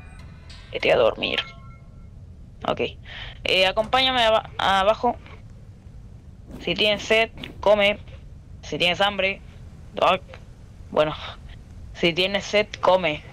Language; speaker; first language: Spanish; native; Spanish